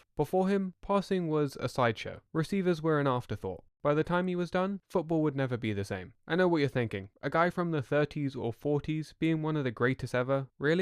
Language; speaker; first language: English; native; English